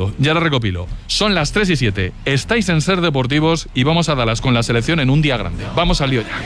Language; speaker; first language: Spanish; native; Spanish